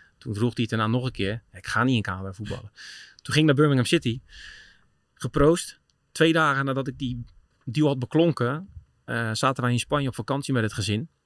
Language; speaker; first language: Dutch; native; Dutch